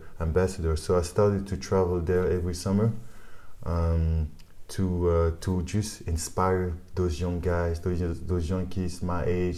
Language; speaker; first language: English; non-native, fluent; French